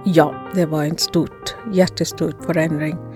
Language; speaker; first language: Swedish; non-native, fluent; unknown